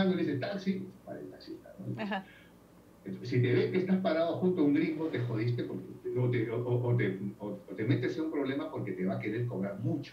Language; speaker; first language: Spanish; native; Spanish